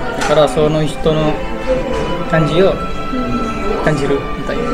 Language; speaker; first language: Japanese; non-native, fluent; Indonesian